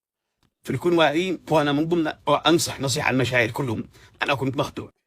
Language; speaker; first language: Arabic; native; Arabic